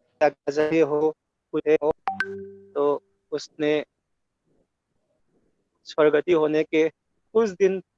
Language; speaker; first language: Hindi; non-native, local second language; Manipuri